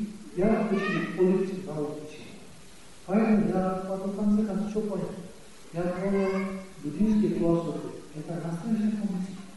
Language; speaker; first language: Russian; non-native, learner; Tibetan